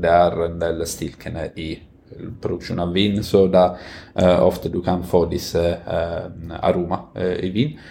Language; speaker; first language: Norwegian; non-native, fluent; Italian